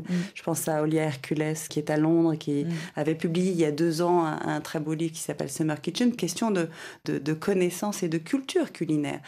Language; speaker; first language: French; native; French